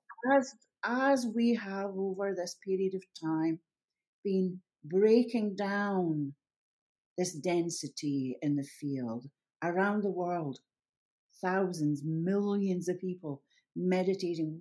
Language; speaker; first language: English; native; English